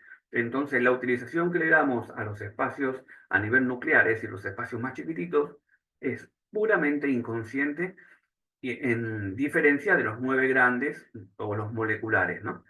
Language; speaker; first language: Spanish; native; Spanish